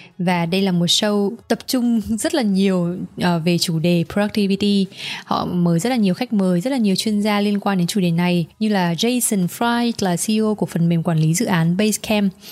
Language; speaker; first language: Vietnamese; native; Vietnamese